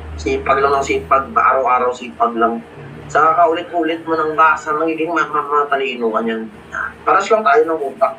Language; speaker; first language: Filipino; non-native, local second language; Hiligaynon